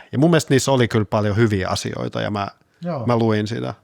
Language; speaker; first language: Finnish; native; Finnish